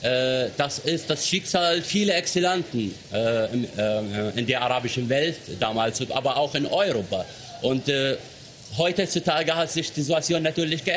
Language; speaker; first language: German; non-native, fluent; Arabic